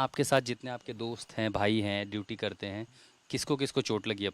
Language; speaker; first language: Hindi; native; Hindi